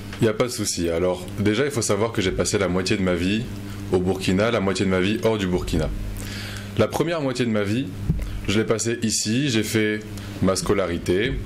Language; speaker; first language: French; non-native, local second language; Mossi